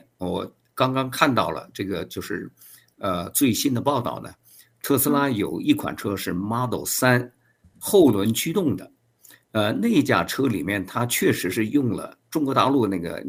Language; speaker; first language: Chinese; native; Chinese